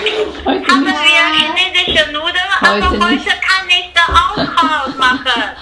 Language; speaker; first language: German; non-native, learner; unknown